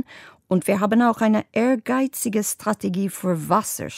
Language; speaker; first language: German; non-native, fluent; English